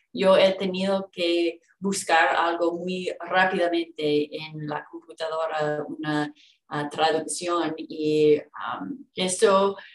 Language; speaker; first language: Spanish; non-native, fluent; English